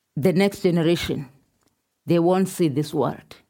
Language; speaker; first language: English; non-native, local second language; Xhosa